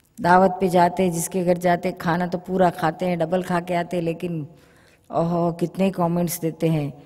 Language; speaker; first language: Hindi; non-native, local second language; Gujarati